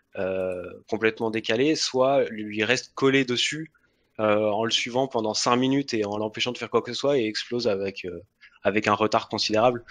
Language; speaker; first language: French; native; French